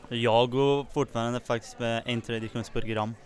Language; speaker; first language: Swedish; non-native, learner; Persian